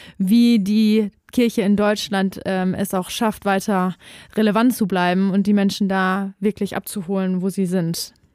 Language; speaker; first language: German; native; German